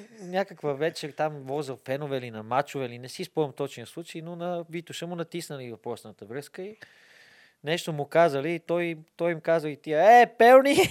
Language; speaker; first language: Bulgarian; native; Bulgarian